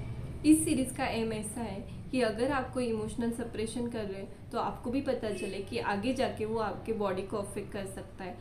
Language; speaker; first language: Hindi; non-native, local second language; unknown